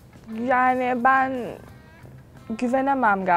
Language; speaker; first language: Turkish; early bilingual, heritage; Turkish